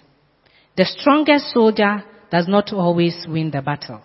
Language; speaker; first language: English; non-native, local second language; Akan